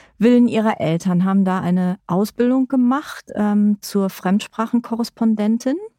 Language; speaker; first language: German; native; German